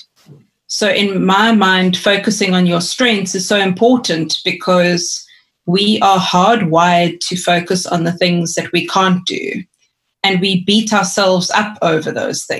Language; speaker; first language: English; native; English